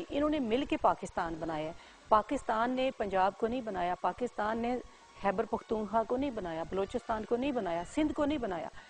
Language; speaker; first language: Urdu; non-native, local second language; Punjabi